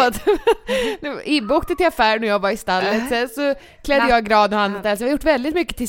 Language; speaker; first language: Swedish; native; Swedish